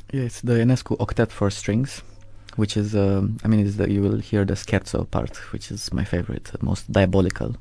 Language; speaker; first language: English; non-native, fluent; Romanian